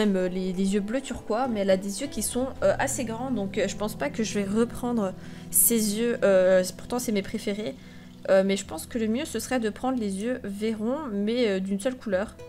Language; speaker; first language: French; native; French